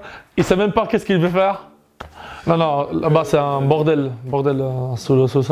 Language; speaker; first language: French; non-native, fluent; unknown